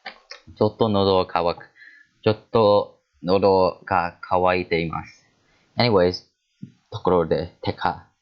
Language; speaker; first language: Japanese; non-native, learner; English